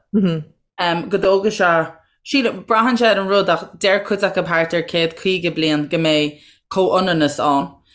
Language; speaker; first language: Irish; native; Irish